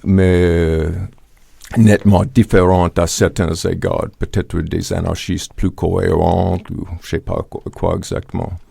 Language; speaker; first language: French; non-native, fluent; English